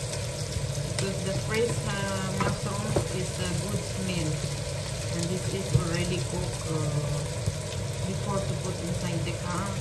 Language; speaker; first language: English; non-native, learner; Filipino